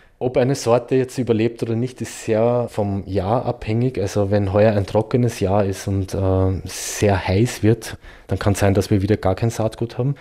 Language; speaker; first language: German; native; German